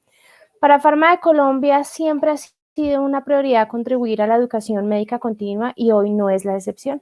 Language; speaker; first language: Spanish; native; Spanish